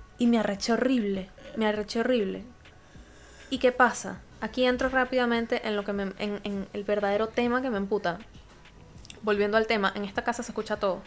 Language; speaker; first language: Spanish; native; Spanish